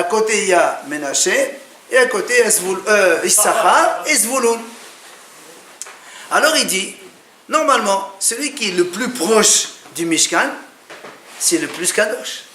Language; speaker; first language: French; native; French